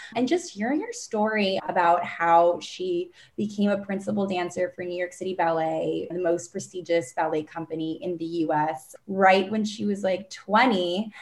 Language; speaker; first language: English; native; English